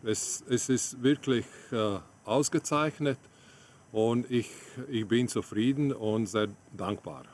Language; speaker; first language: German; non-native, learner; Latvian